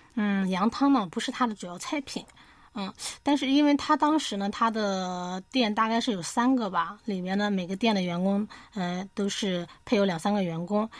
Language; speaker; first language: Chinese; native; Chinese